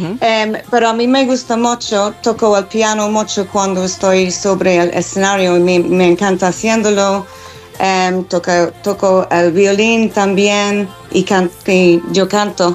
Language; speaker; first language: Spanish; non-native, fluent; English